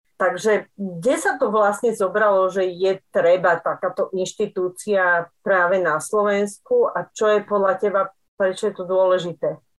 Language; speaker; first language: Slovak; native; Slovak